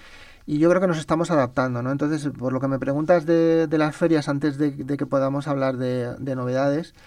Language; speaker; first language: Spanish; native; Spanish